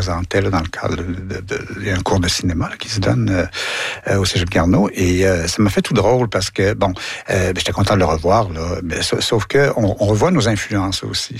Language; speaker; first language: French; native; French